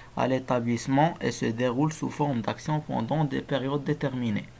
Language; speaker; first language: French; non-native, local second language; Arabic